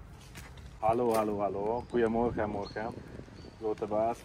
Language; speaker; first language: Dutch; non-native, learner; Hungarian